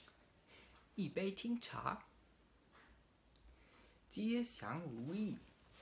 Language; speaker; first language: Chinese; non-native, learner; German